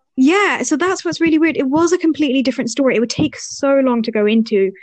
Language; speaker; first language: English; early bilingual, other home language; Arabic